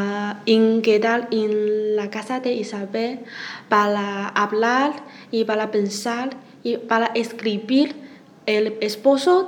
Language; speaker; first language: Spanish; non-native, learner; Chinese